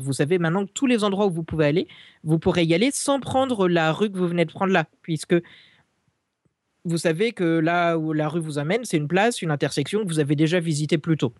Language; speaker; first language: French; native; French